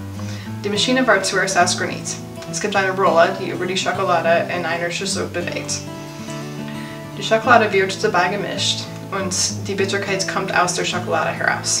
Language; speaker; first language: German; non-native, learner; English